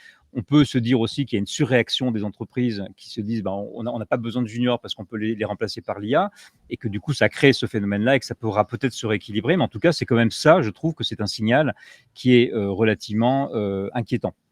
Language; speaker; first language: French; native; French